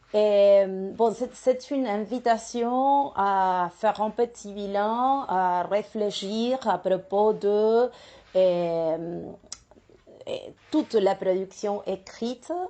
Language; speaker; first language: French; non-native, fluent; Spanish